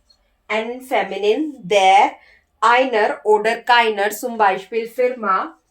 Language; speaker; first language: German; non-native, learner; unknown